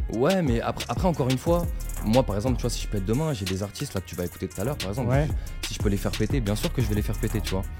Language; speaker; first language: French; native; French